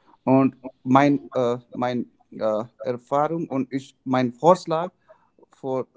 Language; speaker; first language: German; non-native, learner; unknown